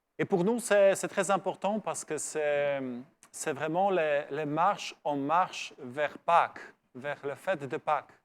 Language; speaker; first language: French; non-native, fluent; Polish